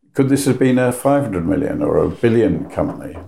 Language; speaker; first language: English; non-native, fluent; Persian